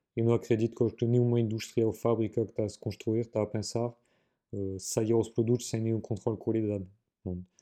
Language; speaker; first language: Portuguese; non-native, fluent; French